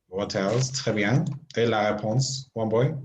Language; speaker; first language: French; non-native, fluent; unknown